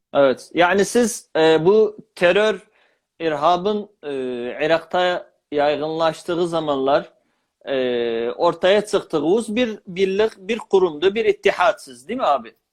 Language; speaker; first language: Turkish; native; Turkish